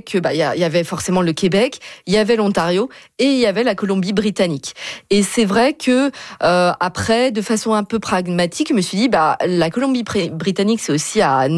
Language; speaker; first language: French; native; French